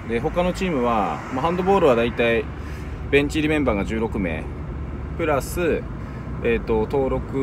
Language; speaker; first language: Japanese; native; Japanese